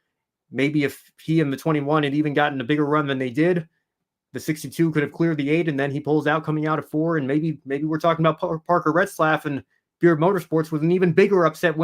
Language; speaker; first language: English; native; English